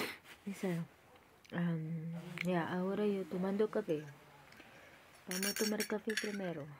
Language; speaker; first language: Spanish; non-native, learner; Filipino